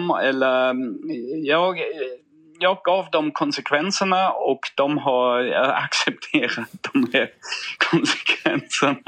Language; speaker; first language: Swedish; non-native, fluent; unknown